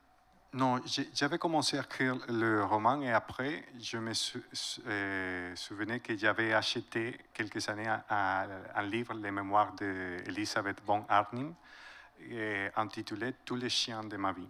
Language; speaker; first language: French; non-native, fluent; Spanish